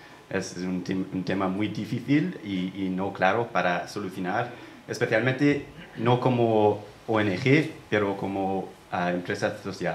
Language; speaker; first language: Spanish; non-native, fluent; English